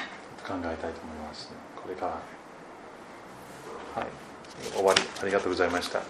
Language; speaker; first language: Japanese; non-native, fluent; German